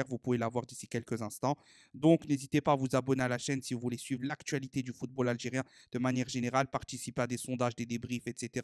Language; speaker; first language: French; native; French